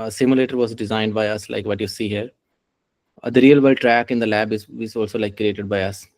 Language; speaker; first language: English; non-native, local second language; Punjabi